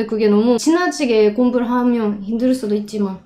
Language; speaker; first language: Korean; non-native, fluent; Japanese